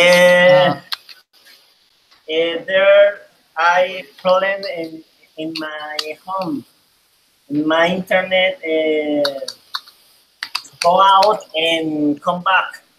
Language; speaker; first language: English; non-native, learner; Spanish